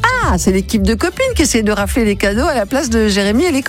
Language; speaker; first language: French; native; French